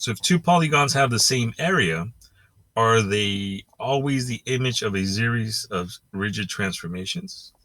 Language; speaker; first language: English; native; English